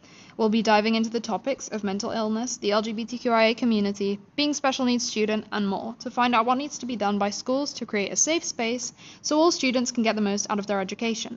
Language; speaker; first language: English; native; English